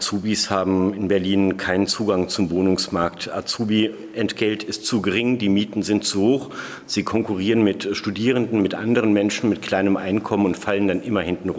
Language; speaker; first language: German; native; German